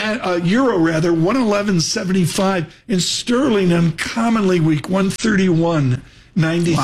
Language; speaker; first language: English; native; English